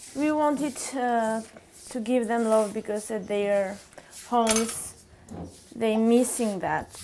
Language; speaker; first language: English; non-native, learner; Albanian